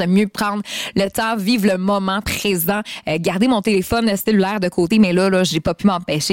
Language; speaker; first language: French; native; French